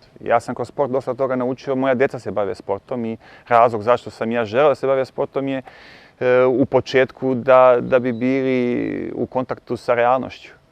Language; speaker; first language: Bosnian; native; Bosnian